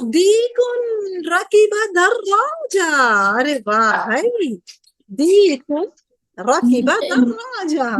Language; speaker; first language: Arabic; non-native, fluent; Urdu